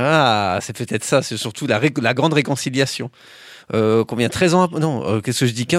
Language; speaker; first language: French; native; French